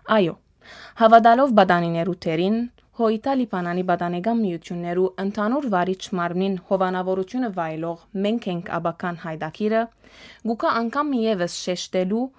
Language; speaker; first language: Armenian; early bilingual, heritage; Armenian